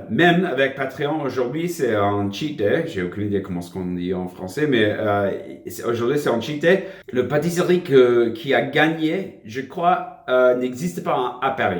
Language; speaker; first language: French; non-native, fluent; English